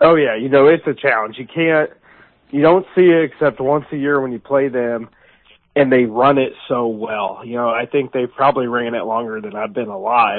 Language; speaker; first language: English; native; English